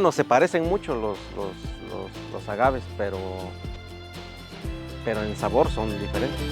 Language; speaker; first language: Spanish; native; Spanish